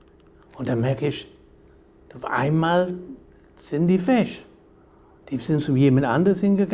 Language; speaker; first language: German; non-native, fluent; English